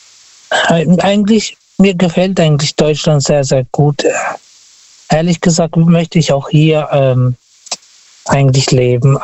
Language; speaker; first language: German; non-native, learner; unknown